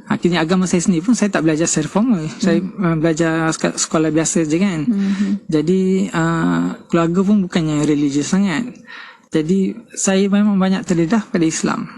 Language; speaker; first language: Malay; non-native, local second language; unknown